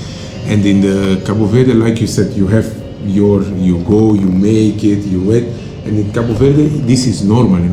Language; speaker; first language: English; non-native, local second language; Kabuverdianu